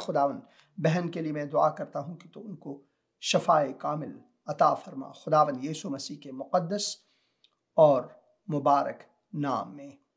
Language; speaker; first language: Urdu; non-native, local second language; Punjabi